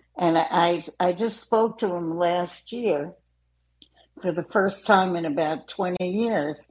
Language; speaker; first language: English; native; English